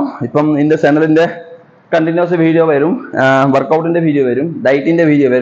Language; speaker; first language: Malayalam; non-native, learner; Assamese